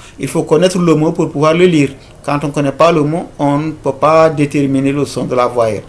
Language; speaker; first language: French; non-native, local second language; Fula